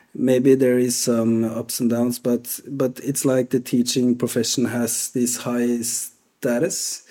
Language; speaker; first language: English; non-native, fluent; Norwegian